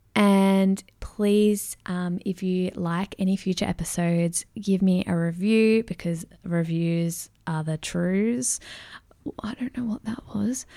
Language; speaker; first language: English; native; English